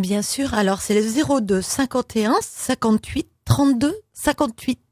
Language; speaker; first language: French; native; French